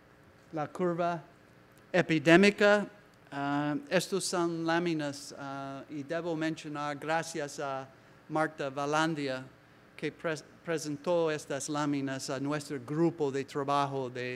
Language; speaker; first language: Spanish; non-native, learner; English